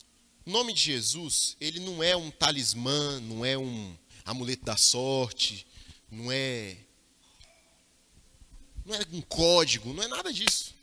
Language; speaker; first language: Portuguese; native; Portuguese